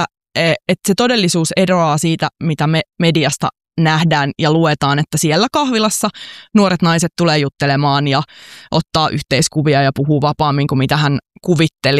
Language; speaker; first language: Finnish; native; Finnish